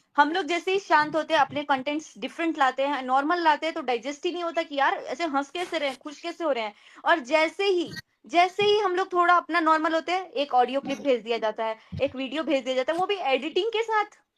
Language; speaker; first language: Hindi; native; Hindi